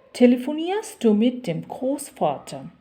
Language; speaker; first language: German; non-native, fluent; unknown